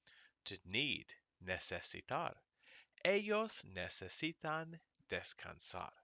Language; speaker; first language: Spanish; non-native, fluent; English